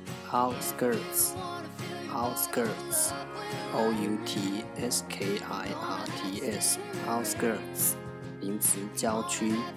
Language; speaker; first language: English; non-native, fluent; Chinese